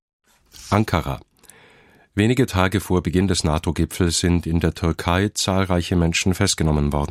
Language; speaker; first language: German; native; German